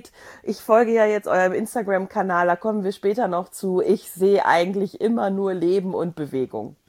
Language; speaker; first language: German; native; German